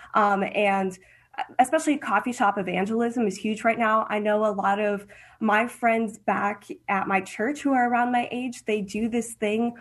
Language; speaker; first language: English; early bilingual, heritage; English